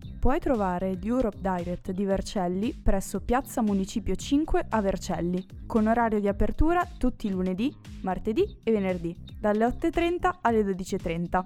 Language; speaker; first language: Italian; native; Italian